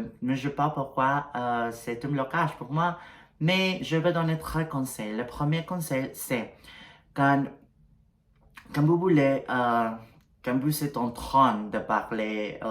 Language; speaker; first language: French; non-native, learner; Spanish